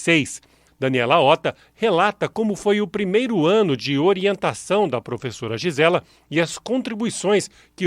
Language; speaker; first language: Portuguese; native; Portuguese